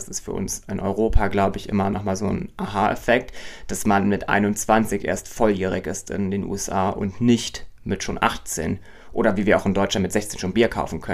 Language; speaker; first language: German; native; German